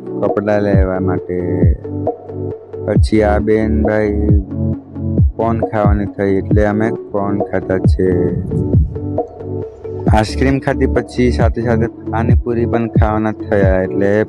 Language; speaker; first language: Gujarati; non-native, local second language; Kukna